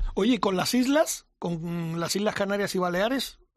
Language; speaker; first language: Spanish; native; Spanish